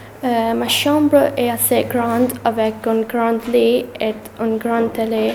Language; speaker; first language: French; non-native, learner; English